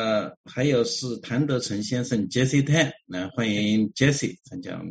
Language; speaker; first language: Chinese; native; Chinese